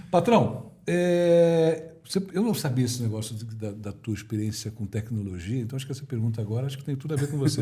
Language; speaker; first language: Portuguese; native; Portuguese